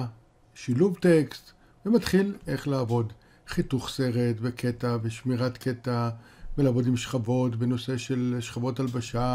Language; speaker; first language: Hebrew; native; Hebrew